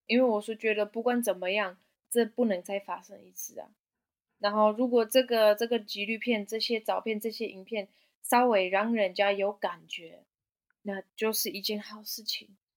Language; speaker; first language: Chinese; non-native, fluent; German